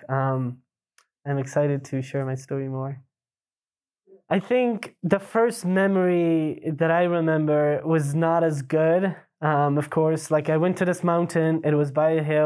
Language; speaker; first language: English; non-native, fluent; Pashto